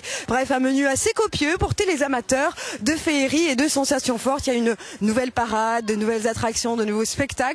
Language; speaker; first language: French; native; French